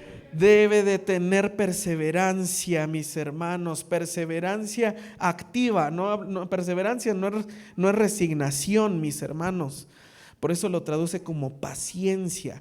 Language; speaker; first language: Spanish; native; Spanish